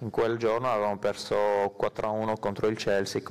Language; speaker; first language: Italian; non-native, fluent; Armenian